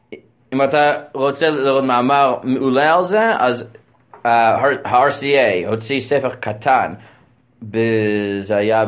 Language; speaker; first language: Hebrew; non-native, fluent; English